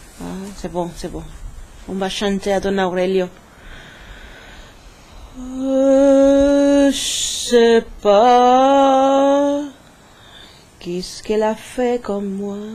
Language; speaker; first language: French; non-native, learner; Spanish